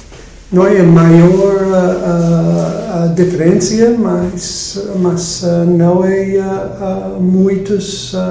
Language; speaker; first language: Portuguese; non-native, learner; English